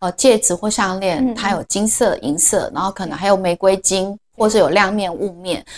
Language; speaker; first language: Chinese; native; Chinese